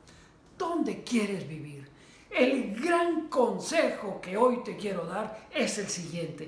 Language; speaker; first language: Spanish; native; Spanish